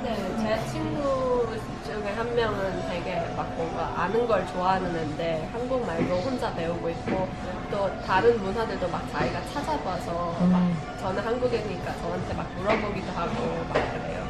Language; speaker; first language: Korean; early bilingual, heritage; Korean